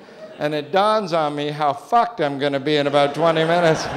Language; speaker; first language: English; native; English